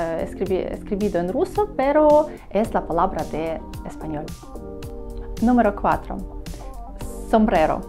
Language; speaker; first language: Spanish; non-native, learner; Russian